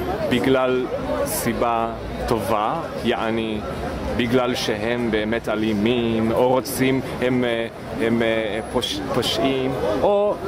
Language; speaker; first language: Hebrew; non-native, fluent; English